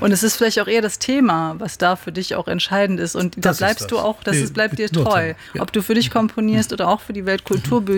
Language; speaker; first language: German; native; German